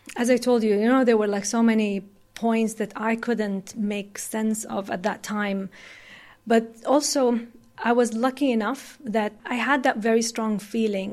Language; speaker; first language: English; non-native, fluent; Arabic